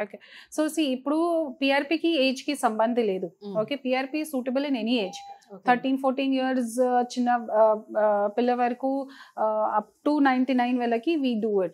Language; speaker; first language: Telugu; non-native, fluent; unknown